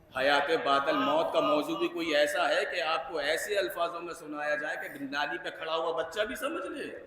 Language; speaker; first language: Urdu; native; Urdu